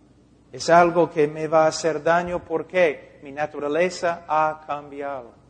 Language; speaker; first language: Spanish; non-native, fluent; English